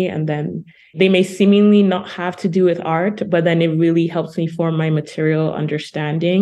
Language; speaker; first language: English; non-native, local second language; Yoruba